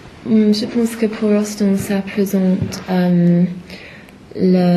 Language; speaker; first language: French; non-native, learner; English